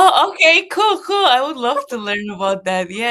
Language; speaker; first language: English; non-native, fluent; Japanese